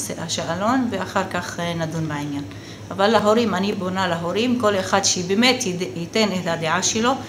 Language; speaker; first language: Hebrew; non-native, local second language; Arabic